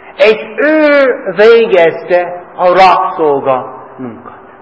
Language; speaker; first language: Hungarian; non-native, fluent; English